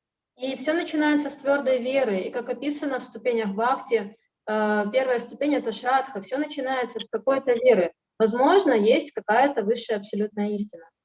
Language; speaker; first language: Russian; native; Russian